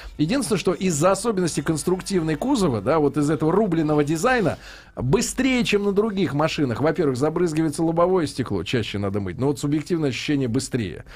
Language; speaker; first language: Russian; native; Russian